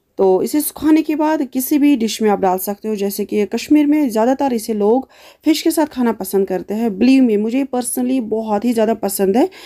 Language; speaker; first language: Hindi; non-native, local second language; Kashmiri